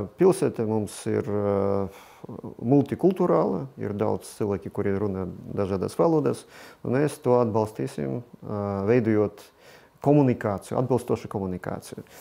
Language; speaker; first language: Latvian; non-native, local second language; Russian